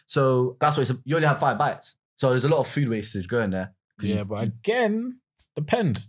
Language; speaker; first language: English; native; English